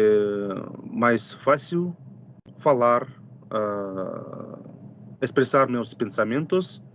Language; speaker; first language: Portuguese; non-native, fluent; Russian